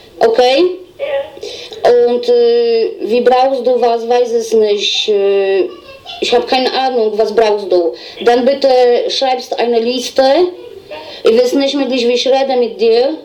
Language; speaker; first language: German; non-native, learner; Polish